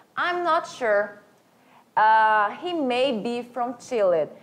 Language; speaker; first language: English; non-native, fluent; Portuguese